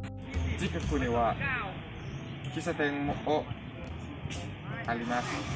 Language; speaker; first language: Japanese; non-native, learner; Thai